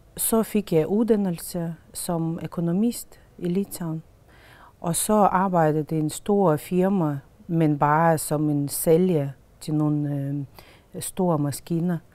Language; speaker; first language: Danish; non-native, fluent; Lithuanian